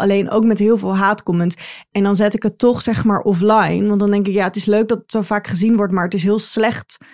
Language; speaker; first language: Dutch; native; Dutch